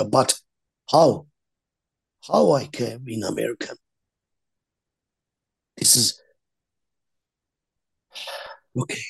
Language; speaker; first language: English; non-native, learner; Azerbaijani